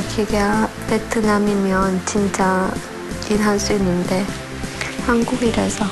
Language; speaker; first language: Korean; non-native, learner; Vietnamese